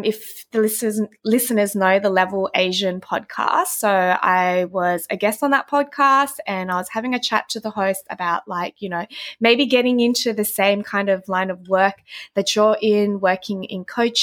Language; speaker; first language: English; non-native, local second language; Vietnamese